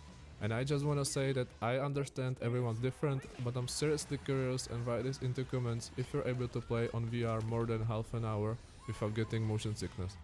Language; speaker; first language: English; non-native, fluent; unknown